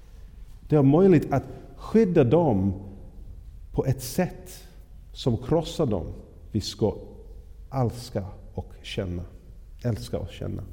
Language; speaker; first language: Swedish; non-native, fluent; English